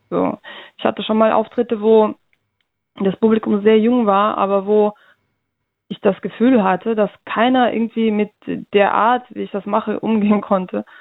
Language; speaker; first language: German; early bilingual, other home language; Russian